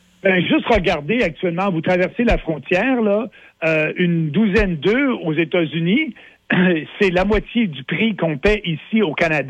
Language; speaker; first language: French; native; French